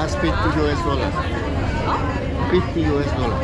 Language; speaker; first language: English; non-native, learner; Spanish